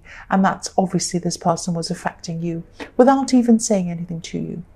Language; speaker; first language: English; native; English